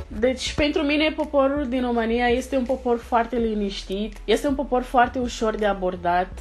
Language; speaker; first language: Romanian; non-native, learner; Portuguese